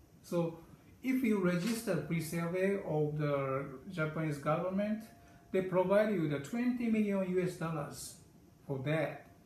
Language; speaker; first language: English; non-native, learner; Japanese